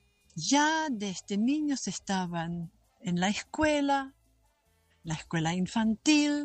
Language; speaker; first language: Spanish; non-native, local second language; German